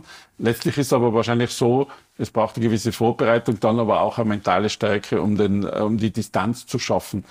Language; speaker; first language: German; native; German